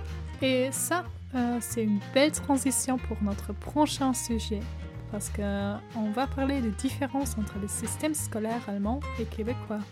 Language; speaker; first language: French; non-native, fluent; German